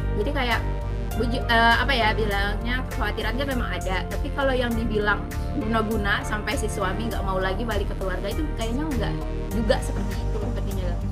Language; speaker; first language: Indonesian; native; Indonesian